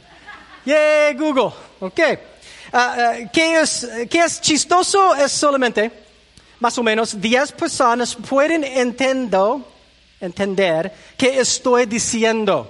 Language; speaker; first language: Spanish; non-native, learner; English